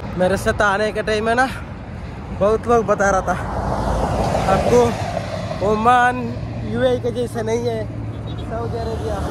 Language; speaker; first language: Hindi; non-native, local second language; Kannada